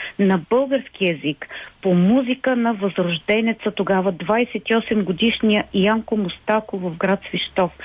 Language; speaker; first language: Bulgarian; native; Bulgarian